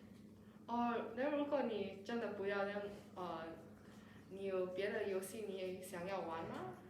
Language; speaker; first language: Chinese; non-native, local second language; English